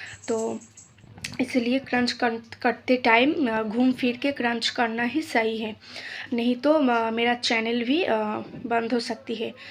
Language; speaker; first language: Hindi; non-native, local second language; Bangla